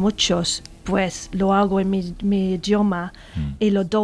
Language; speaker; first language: Spanish; non-native, fluent; English